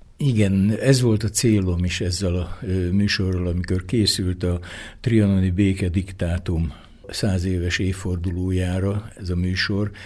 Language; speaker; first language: Hungarian; native; Hungarian